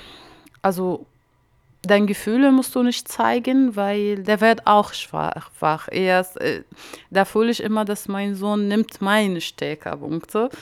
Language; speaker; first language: German; non-native, learner; Arabic